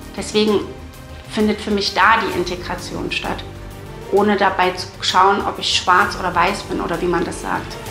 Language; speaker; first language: German; native; German